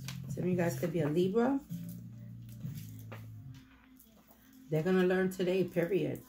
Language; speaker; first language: English; native; English